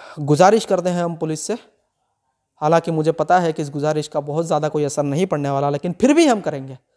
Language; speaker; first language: Hindi; non-native, local second language; Gujarati